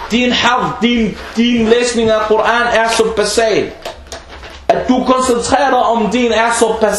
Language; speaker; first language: Danish; early bilingual, other home language; Arabic